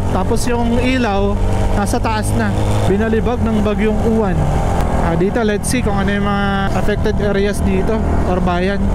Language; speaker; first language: Filipino; non-native, local second language; Bikol